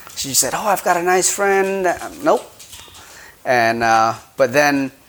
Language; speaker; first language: English; early bilingual, other home language; Khmer